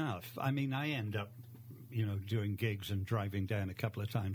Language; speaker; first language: English; native; English